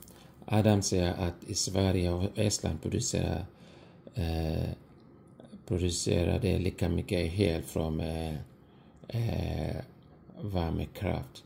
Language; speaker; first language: Swedish; non-native, fluent; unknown